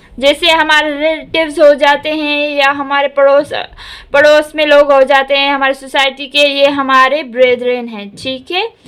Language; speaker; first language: Urdu; non-native, local second language; Sindhi